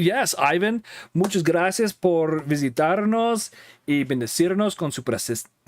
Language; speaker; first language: Spanish; non-native, learner; English